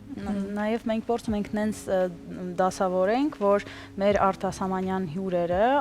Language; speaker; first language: Armenian; early bilingual, heritage; Armenian